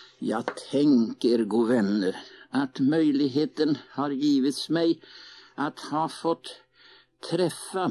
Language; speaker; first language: Swedish; native; Swedish